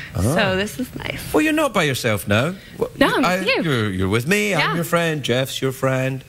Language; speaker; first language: English; native; English